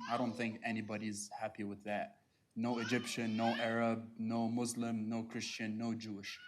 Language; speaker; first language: English; non-native, fluent; Arabic